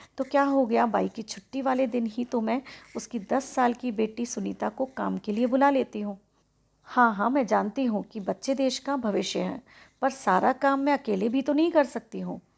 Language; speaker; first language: Hindi; native; Hindi